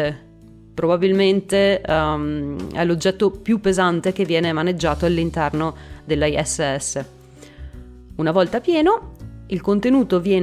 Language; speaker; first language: Italian; native; Italian